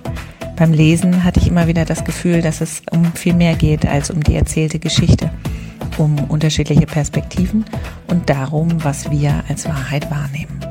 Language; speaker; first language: German; native; German